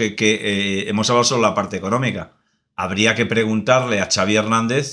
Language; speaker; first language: Spanish; native; Spanish